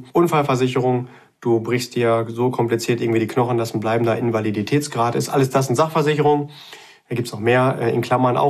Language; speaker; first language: German; native; German